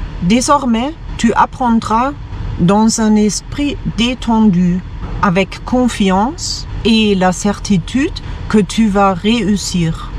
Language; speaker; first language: French; non-native, fluent; German